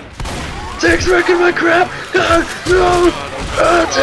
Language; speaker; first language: English; native; English